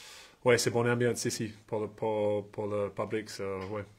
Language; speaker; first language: French; non-native, learner; English